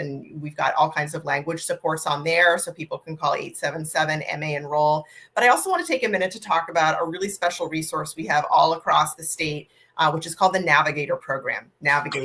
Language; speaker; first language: English; native; English